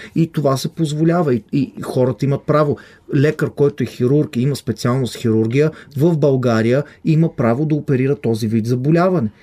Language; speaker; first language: Bulgarian; non-native, fluent; Hebrew